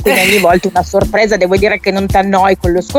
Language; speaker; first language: Italian; native; Italian